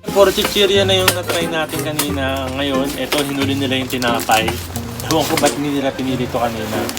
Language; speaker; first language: Filipino; native; Filipino